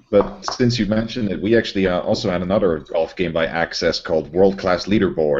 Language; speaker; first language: English; non-native, fluent; Dutch